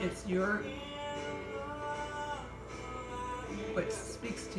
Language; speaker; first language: English; native; English